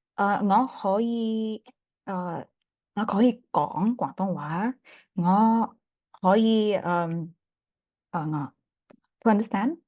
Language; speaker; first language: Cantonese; non-native, learner; English